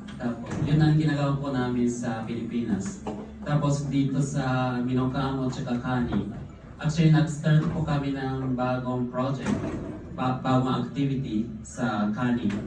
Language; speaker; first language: Filipino; non-native, fluent; Japanese